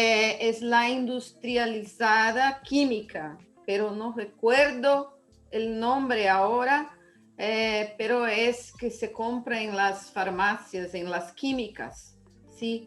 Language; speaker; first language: Spanish; non-native, learner; Portuguese